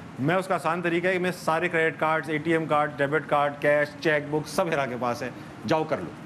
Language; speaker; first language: Urdu; native; Urdu